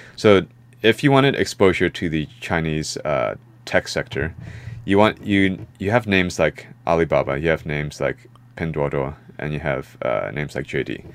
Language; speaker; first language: English; native; English